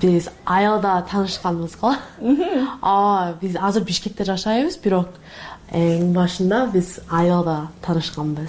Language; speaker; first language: Kyrgyz; non-native, learner; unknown